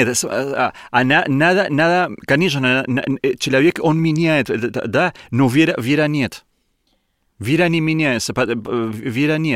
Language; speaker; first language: Russian; non-native, learner; Spanish